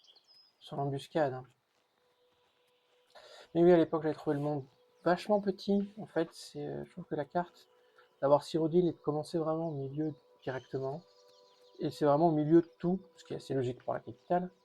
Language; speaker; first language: French; native; French